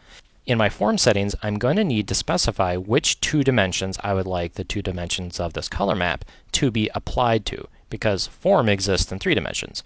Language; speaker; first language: English; native; English